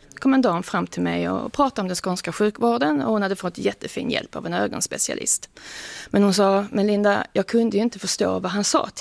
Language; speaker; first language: Swedish; native; Swedish